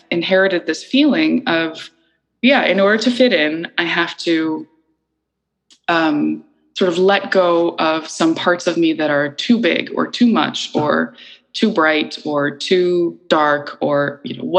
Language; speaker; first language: English; early bilingual, other home language; Icelandic